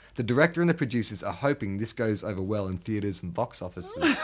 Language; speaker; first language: English; native; English